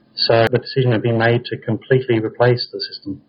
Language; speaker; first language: English; native; English